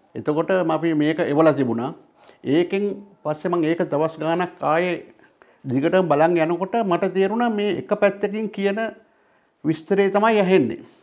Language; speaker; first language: Sinhala; non-native, local second language; Tamil